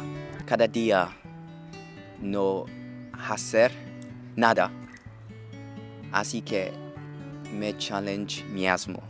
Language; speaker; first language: Spanish; non-native, learner; English